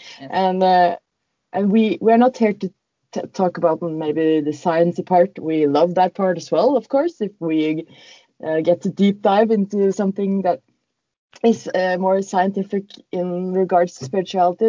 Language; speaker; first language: English; non-native, fluent; Norwegian